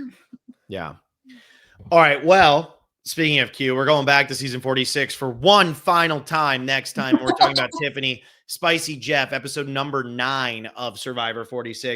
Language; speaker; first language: English; native; English